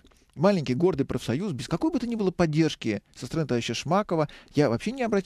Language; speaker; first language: Russian; native; Russian